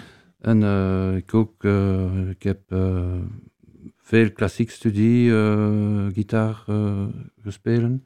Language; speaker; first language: Dutch; non-native, learner; Spanish